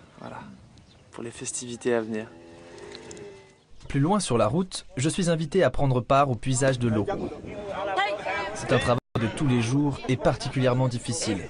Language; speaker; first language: French; native; French